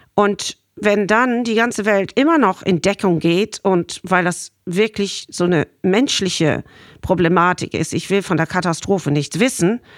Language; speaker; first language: German; non-native, fluent; English